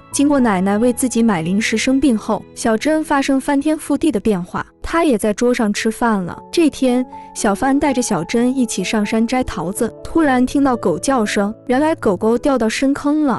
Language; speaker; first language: Chinese; native; Chinese